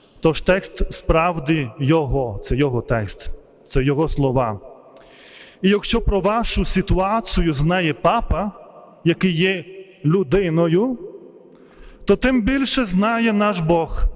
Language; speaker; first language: Ukrainian; non-native, fluent; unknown